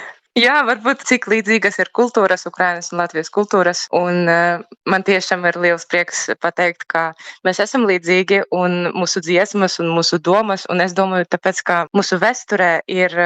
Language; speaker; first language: Latvian; non-native, learner; Ukrainian